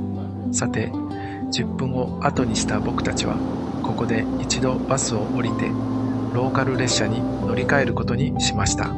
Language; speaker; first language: Japanese; native; Japanese